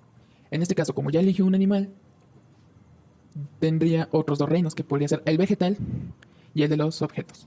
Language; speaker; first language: Spanish; native; Spanish